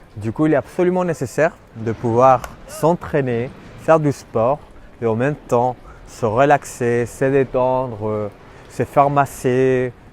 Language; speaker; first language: French; non-native, fluent; Spanish